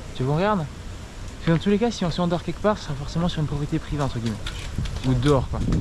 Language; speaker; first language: French; native; French